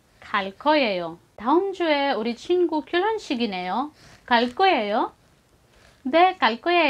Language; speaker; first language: Korean; non-native, fluent; Filipino